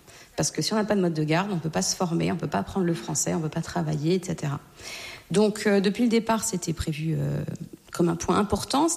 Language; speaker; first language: French; native; French